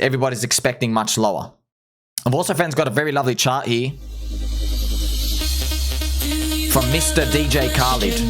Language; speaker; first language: English; native; English